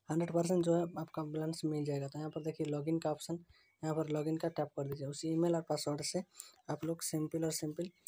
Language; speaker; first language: Hindi; native; Hindi